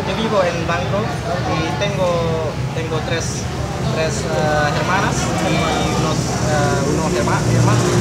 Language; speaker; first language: Spanish; non-native, learner; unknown